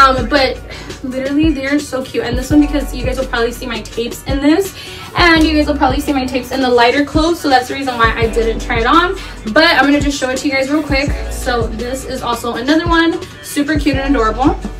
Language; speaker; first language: English; early bilingual, other home language; Spanish